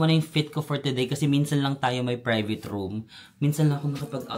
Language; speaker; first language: Filipino; native; Filipino